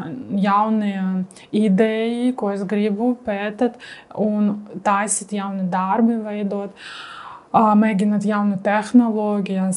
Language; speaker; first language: Latvian; non-native, learner; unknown